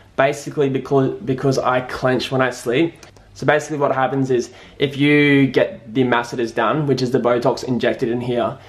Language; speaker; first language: English; native; English